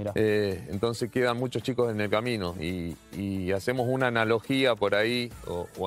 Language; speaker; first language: Spanish; native; Spanish